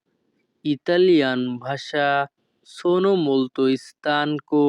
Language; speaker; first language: Italian; non-native, learner; Bangla